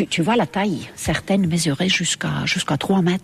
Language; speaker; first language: French; non-native, fluent; Estonian